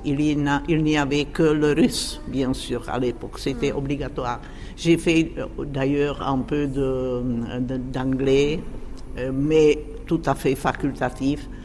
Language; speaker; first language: French; non-native, fluent; Czech